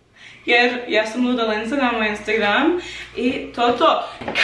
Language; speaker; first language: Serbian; non-native, learner; English